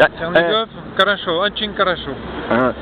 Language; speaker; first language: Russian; non-native, learner; French